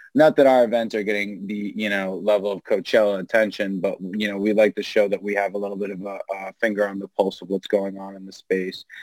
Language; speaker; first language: English; native; English